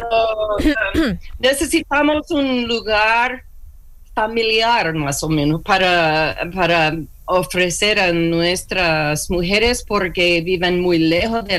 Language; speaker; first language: Spanish; non-native, learner; English